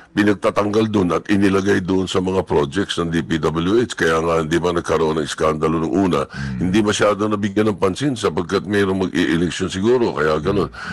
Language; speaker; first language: Filipino; native; Filipino